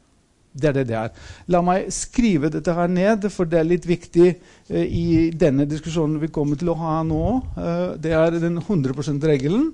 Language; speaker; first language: Norwegian; non-native, fluent; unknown